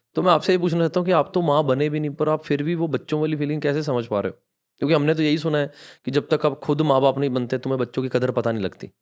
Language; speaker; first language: Hindi; non-native, local second language; Punjabi